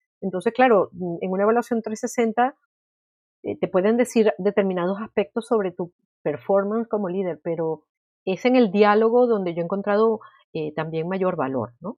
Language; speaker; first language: Spanish; native; Spanish